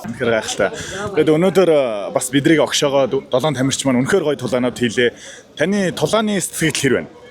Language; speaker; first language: Mongolian; native; Mongolian